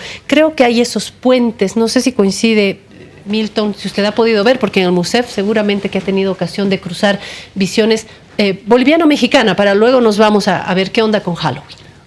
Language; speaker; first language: Spanish; native; Spanish